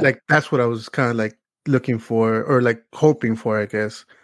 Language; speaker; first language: English; early bilingual, other home language; Spanish